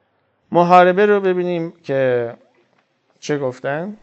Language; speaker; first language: Persian; native; Persian